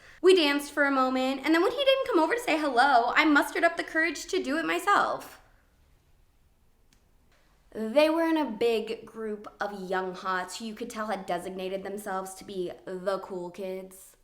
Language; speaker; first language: English; native; English